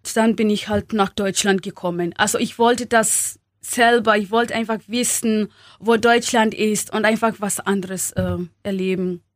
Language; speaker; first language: German; non-native, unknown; Swahili